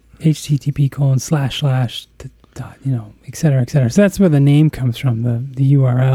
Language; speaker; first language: English; native; English